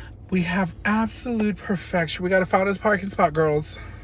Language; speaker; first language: English; early bilingual, other home language; Spanish